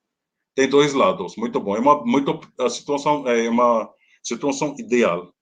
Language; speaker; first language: Portuguese; non-native, learner; Hindi